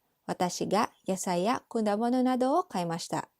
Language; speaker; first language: Japanese; non-native, learner; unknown